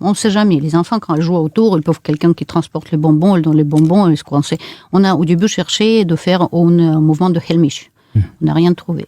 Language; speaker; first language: French; non-native, fluent; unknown